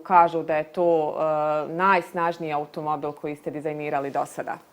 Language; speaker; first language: Bosnian; native; Bosnian